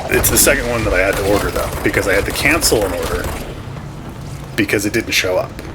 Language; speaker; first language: English; native; English